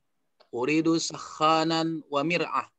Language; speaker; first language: Arabic; non-native, learner; Indonesian